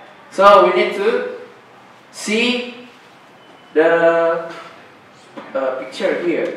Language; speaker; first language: English; non-native, learner; Indonesian